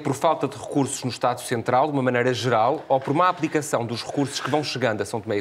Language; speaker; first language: Portuguese; native; Portuguese